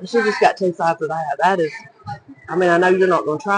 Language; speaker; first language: English; native; English